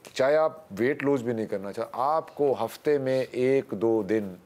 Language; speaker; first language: Hindi; native; Hindi